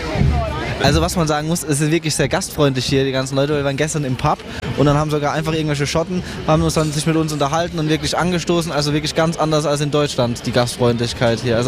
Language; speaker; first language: German; native; German